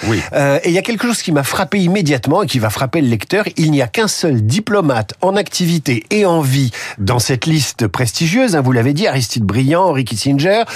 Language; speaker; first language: French; native; French